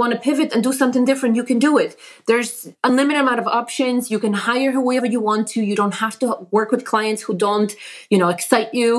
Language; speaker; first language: English; non-native, fluent; Polish